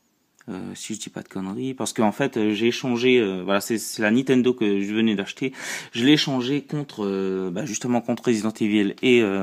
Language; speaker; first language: French; native; French